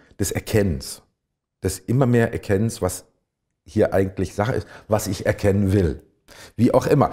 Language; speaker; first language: German; native; German